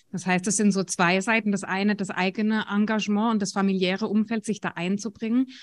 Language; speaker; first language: German; native; German